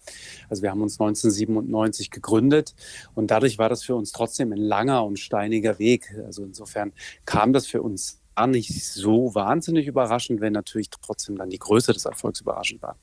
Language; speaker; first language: German; native; German